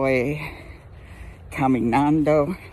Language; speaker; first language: Spanish; non-native, learner; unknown